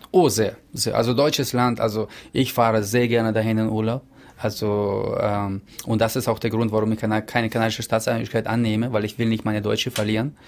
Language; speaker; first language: German; early bilingual, heritage; German